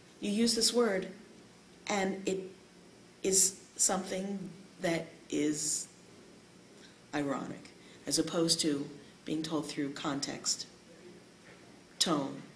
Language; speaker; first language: English; native; English